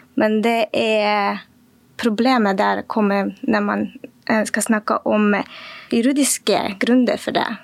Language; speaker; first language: Norwegian; non-native, fluent; Russian